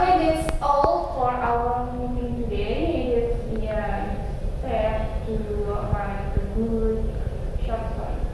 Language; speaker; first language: English; non-native, learner; Indonesian